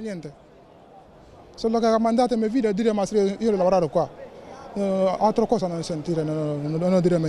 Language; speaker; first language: Italian; non-native, learner; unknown